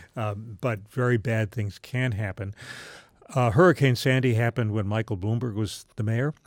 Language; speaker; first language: English; native; English